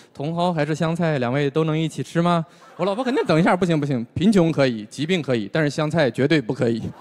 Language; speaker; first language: Chinese; native; Chinese